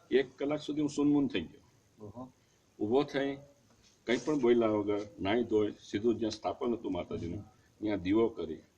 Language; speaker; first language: Gujarati; native; Gujarati